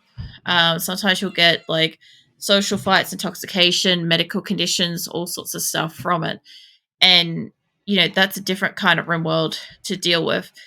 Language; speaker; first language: English; native; English